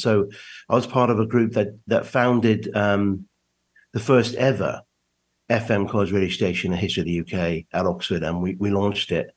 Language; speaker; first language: English; native; English